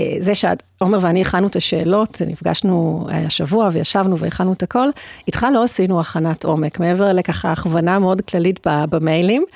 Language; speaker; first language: Hebrew; native; Hebrew